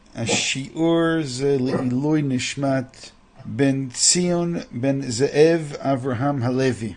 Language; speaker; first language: Hebrew; non-native, fluent; English